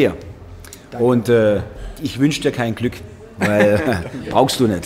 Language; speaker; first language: German; native; German